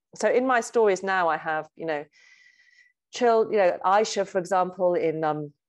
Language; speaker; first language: English; native; English